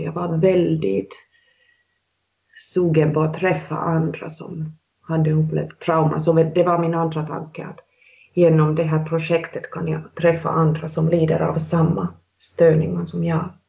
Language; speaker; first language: Swedish; non-native, local second language; Finnish